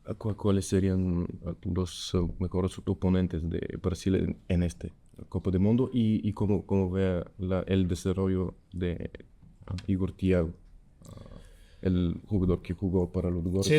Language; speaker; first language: Spanish; non-native, learner; Bulgarian